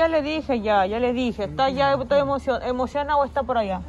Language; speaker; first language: Spanish; native; Spanish